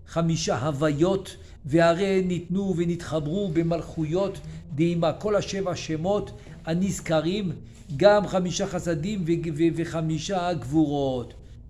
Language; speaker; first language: Hebrew; non-native, fluent; French